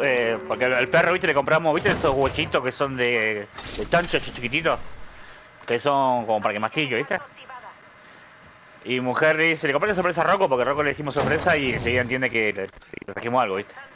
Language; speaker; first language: Spanish; native; Spanish